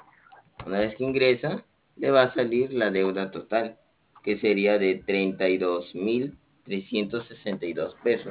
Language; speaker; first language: Spanish; native; Spanish